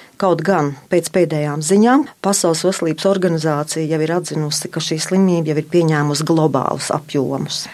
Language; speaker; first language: Latvian; native; Latvian